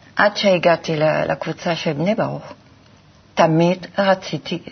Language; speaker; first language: Hebrew; non-native, fluent; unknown